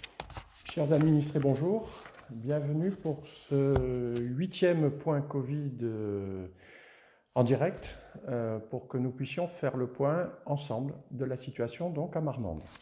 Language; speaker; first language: French; native; French